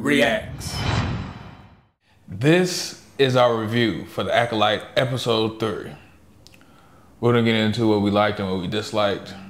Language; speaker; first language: English; native; English